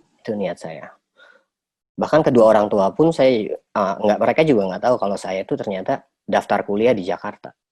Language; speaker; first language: Indonesian; native; Indonesian